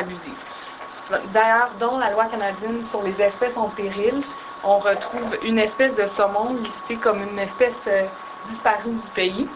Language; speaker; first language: French; native; French